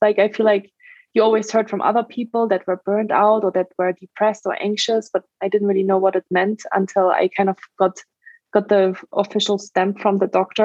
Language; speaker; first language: English; non-native, fluent; German